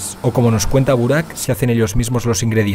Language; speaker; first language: Spanish; native; Spanish